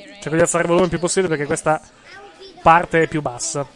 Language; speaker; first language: Italian; native; Italian